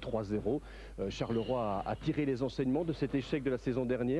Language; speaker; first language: French; native; French